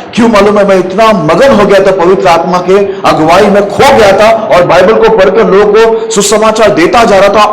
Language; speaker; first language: Hindi; non-native, local second language; Marathi